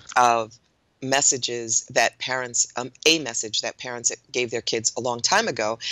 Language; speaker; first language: English; native; English